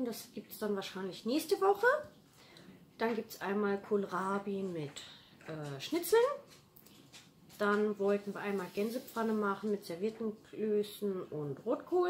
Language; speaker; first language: German; native; German